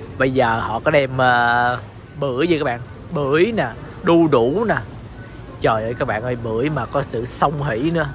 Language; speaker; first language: Vietnamese; native; Vietnamese